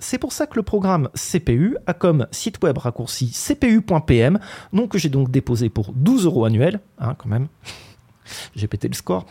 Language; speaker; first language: French; native; French